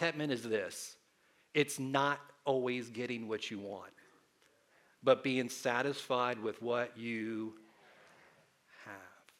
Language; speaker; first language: English; native; English